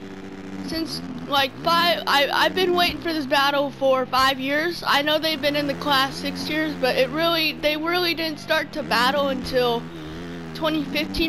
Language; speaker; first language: English; native; English